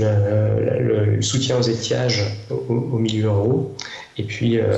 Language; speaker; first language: French; native; French